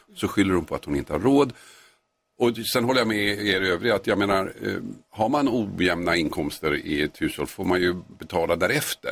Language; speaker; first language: Swedish; native; Swedish